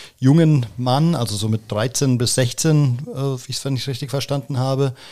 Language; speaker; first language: German; native; German